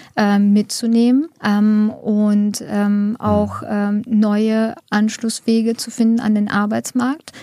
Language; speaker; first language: German; early bilingual, other home language; Romanian